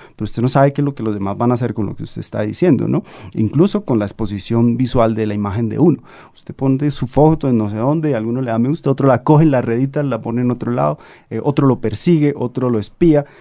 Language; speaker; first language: Spanish; native; Spanish